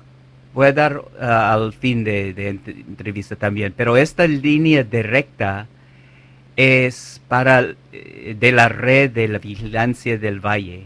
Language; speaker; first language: Spanish; non-native, fluent; English